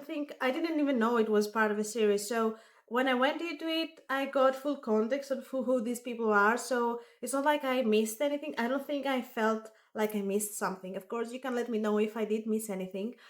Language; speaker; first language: English; non-native, fluent; Greek